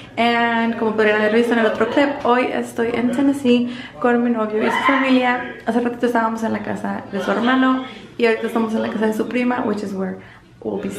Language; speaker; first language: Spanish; early bilingual, heritage; Spanish